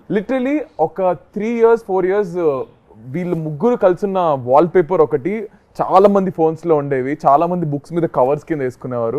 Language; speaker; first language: Telugu; native; Telugu